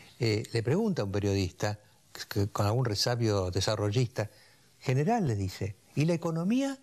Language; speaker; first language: Spanish; native; Spanish